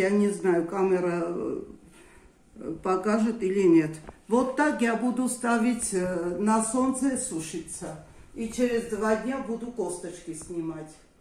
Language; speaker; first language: Russian; non-native, fluent; Armenian